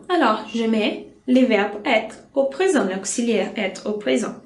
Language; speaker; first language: French; non-native, fluent; Portuguese